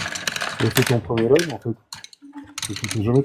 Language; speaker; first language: French; native; French